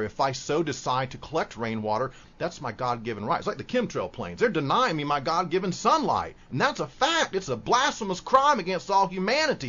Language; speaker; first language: English; native; English